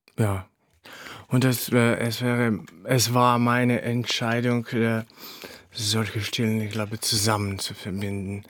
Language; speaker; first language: German; non-native, fluent; Russian